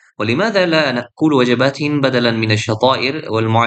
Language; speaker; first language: Arabic; non-native, fluent; Uzbek